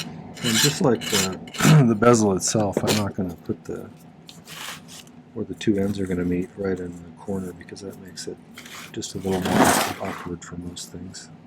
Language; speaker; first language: English; native; English